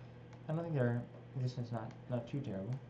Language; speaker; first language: English; native; English